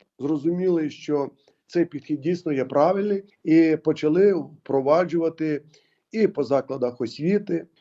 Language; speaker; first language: Ukrainian; native; Ukrainian